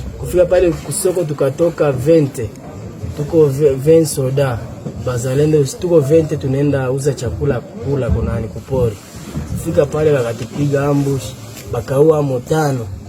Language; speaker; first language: Swahili; native; Swahili